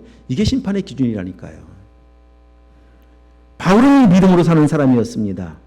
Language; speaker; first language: Korean; native; Korean